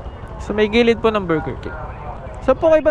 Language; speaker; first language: Filipino; native; Filipino